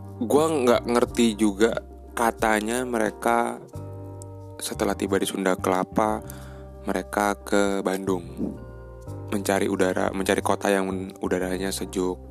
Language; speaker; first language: Indonesian; native; Indonesian